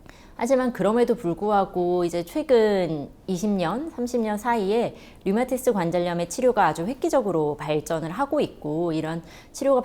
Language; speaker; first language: Korean; native; Korean